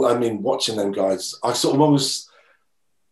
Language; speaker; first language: English; native; English